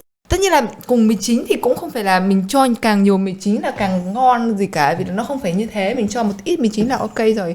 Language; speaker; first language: Vietnamese; early bilingual, heritage; Polish